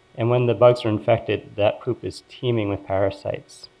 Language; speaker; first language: English; native; English